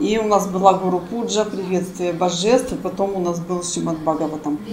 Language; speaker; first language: Russian; native; Russian